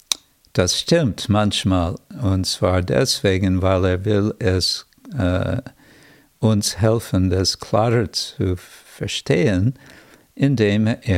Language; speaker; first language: German; non-native, fluent; English